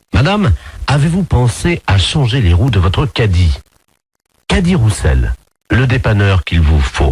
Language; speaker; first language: French; native; French